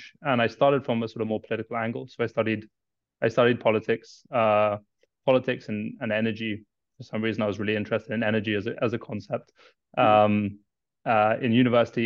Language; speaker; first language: English; native; English